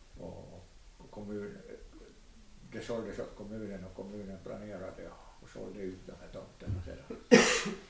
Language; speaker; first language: Swedish; native; Swedish